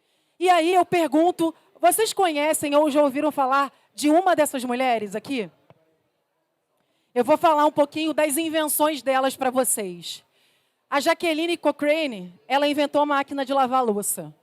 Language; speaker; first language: Portuguese; native; Portuguese